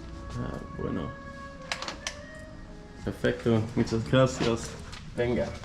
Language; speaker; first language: Spanish; non-native, learner; Dutch